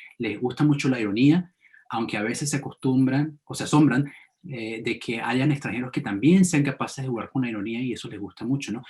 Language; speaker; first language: Spanish; native; Spanish